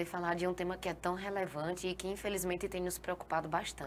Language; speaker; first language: Portuguese; native; Portuguese